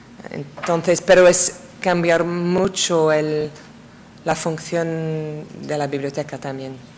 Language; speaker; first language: Spanish; non-native, learner; English